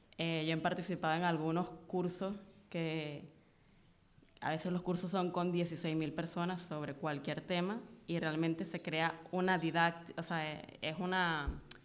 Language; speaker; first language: Spanish; native; Spanish